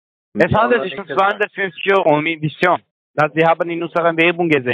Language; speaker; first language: German; non-native, learner; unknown